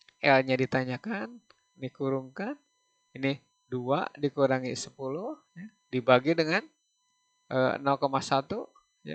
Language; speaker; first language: Indonesian; native; Indonesian